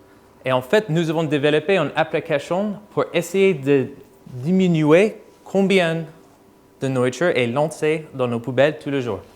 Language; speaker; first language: French; non-native, fluent; English